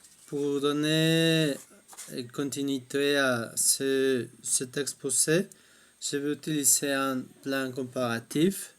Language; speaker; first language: French; non-native, fluent; Spanish